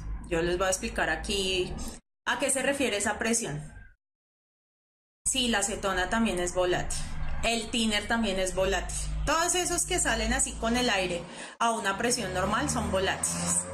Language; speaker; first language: Spanish; native; Spanish